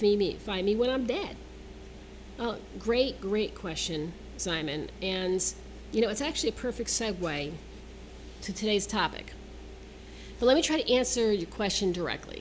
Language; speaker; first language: English; native; English